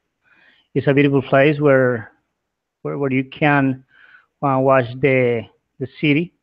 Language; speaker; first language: English; non-native, learner; Spanish